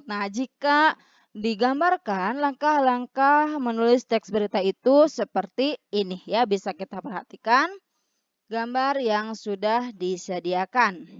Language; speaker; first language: Indonesian; native; Indonesian